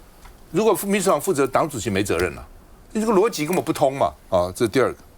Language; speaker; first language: Chinese; native; Chinese